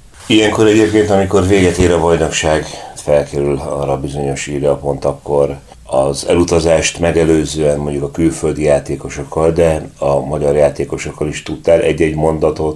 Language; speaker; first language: Hungarian; native; Hungarian